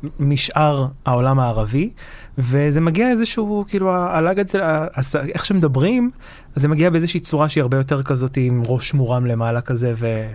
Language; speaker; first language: Hebrew; early bilingual, other home language; Arabic